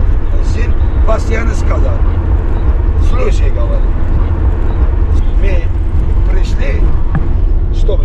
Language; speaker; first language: Russian; non-native, learner; Uzbek